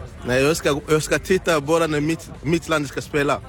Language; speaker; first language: Swedish; non-native, learner; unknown